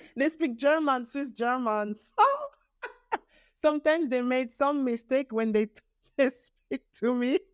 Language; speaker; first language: English; non-native, fluent; French